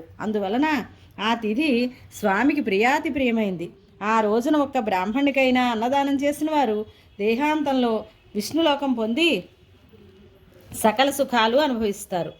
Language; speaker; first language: Telugu; native; Telugu